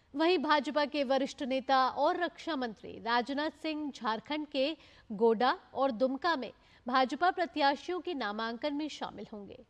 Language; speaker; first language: Hindi; native; Hindi